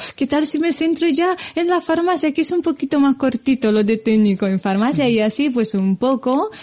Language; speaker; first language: Spanish; non-native, fluent; Romanian